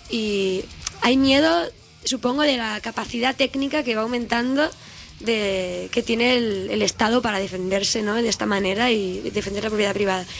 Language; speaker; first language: Spanish; non-native, local second language; Catalan